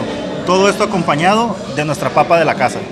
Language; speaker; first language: Spanish; native; Spanish